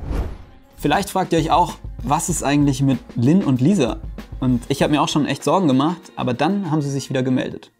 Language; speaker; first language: German; native; German